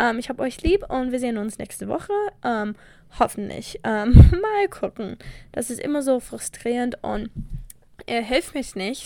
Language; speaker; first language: German; non-native, learner; English